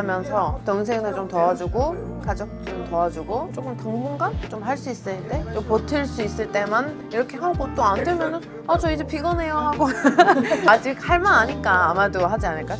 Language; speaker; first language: Korean; non-native, fluent; Georgian